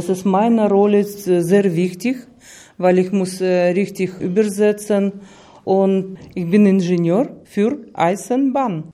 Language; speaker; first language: German; non-native, learner; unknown